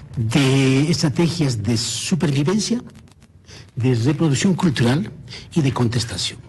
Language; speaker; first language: Spanish; non-native, local second language; Aymara